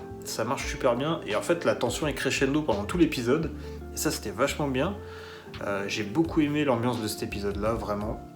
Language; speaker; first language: French; native; French